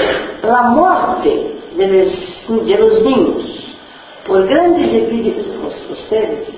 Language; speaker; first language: Spanish; non-native, learner; Portuguese